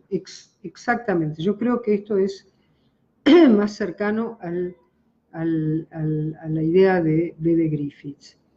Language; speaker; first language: Spanish; native; Spanish